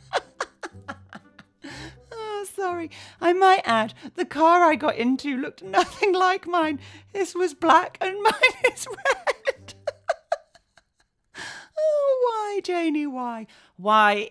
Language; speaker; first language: English; native; English